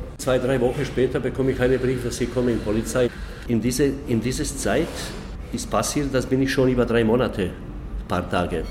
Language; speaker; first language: German; non-native, learner; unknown